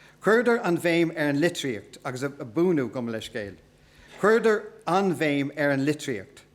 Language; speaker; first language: Irish; non-native, local second language; English